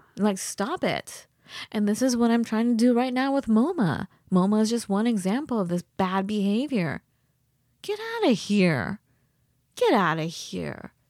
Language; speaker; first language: English; early bilingual, other home language; Persian